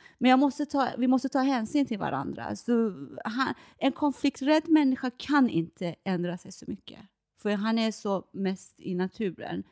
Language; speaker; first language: Swedish; non-native, fluent; Persian